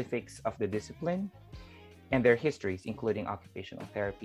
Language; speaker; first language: English; non-native, local second language; Filipino